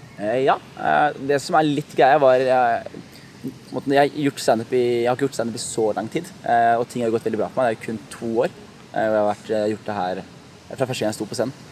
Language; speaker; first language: Norwegian; early bilingual, other home language; Somali